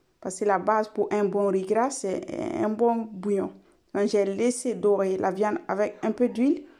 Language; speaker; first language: French; non-native, local second language; Mossi